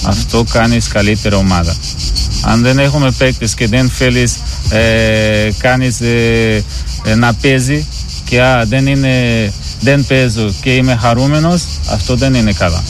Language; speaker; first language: Greek; non-native, learner; Portuguese